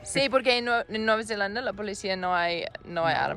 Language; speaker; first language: Spanish; non-native, learner; English